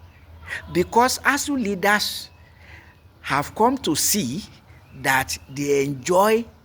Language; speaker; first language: English; non-native, local second language; Yoruba